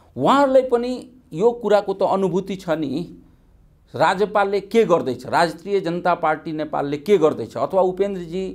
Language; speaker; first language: Nepali; non-native, local second language; Maithili